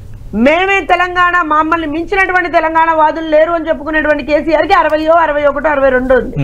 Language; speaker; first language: Telugu; native; Telugu